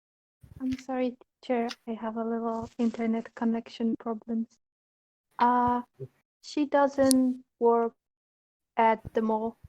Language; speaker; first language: English; non-native, learner; Polish